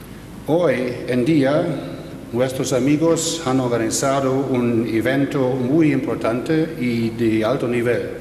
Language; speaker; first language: Spanish; non-native, fluent; German